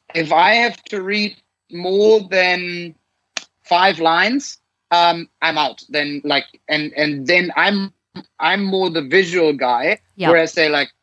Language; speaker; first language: English; non-native, fluent; German